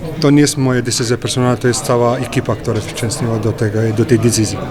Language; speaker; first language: Polish; non-native, learner; French